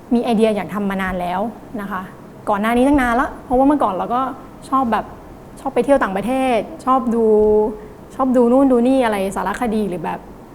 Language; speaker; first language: Thai; native; Thai